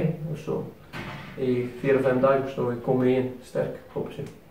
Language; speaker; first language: Swedish; non-native, learner; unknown